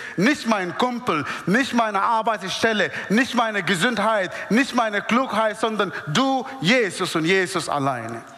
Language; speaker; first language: German; non-native, fluent; Arabic